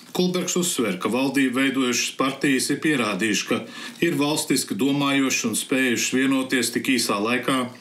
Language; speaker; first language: Latvian; early bilingual, heritage; Latvian